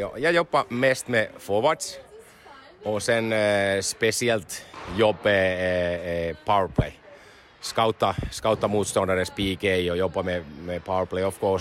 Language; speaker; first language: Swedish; non-native, learner; Finnish